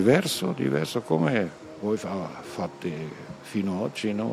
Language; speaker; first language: Italian; non-native, learner; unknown